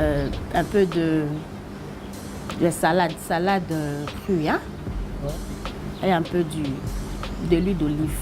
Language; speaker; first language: French; non-native, local second language; Lingala